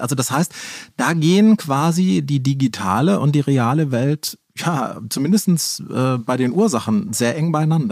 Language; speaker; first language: German; native; German